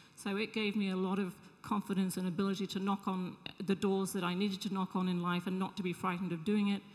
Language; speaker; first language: English; native; English